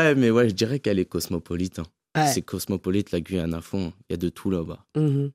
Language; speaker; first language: French; native; French